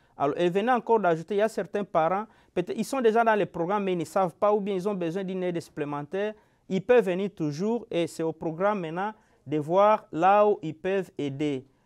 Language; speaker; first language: French; non-native, local second language; Lingala